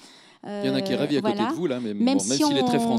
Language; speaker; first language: French; native; French